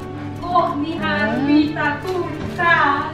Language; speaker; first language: Swedish; non-native, learner; Indonesian